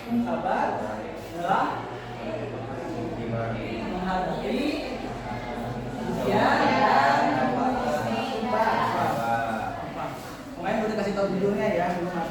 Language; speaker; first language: Indonesian; native; Indonesian